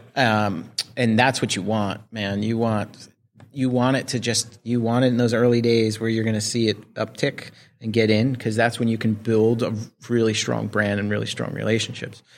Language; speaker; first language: English; native; English